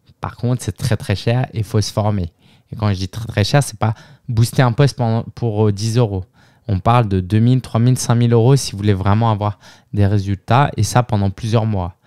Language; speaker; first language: French; native; French